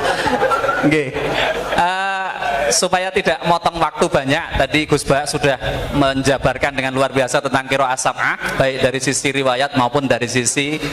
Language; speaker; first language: Indonesian; non-native, local second language; Javanese